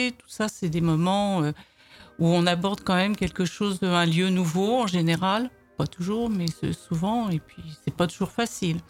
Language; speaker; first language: French; native; French